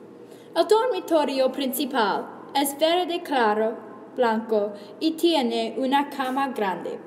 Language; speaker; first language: Spanish; non-native, learner; English